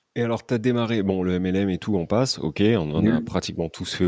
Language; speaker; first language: French; native; French